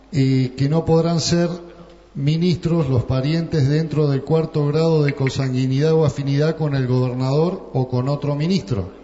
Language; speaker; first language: Spanish; native; Spanish